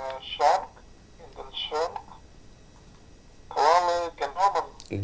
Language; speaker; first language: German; non-native, learner; Ukrainian